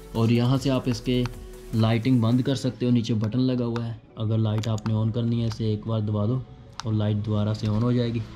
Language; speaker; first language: Hindi; native; Hindi